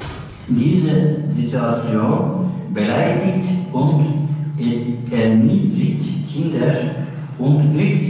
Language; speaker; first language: German; non-native, learner; Turkish